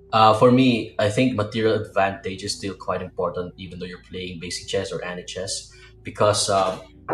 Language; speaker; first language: English; non-native, local second language; Filipino